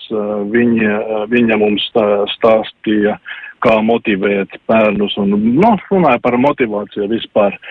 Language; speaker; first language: Latvian; non-native, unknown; Finnish